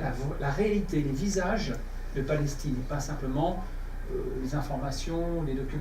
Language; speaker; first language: French; native; French